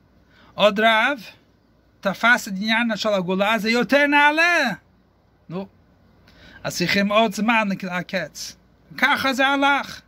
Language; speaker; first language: Hebrew; non-native, fluent; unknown